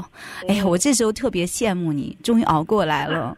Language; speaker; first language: Chinese; native; Chinese